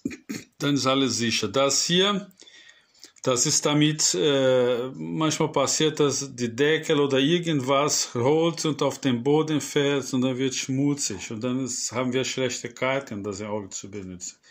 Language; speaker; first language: German; non-native, fluent; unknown